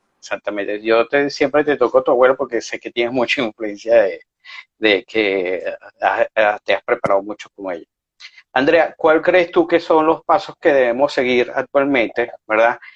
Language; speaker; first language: Spanish; native; Spanish